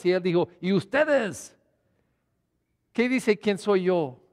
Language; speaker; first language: Spanish; non-native, fluent; English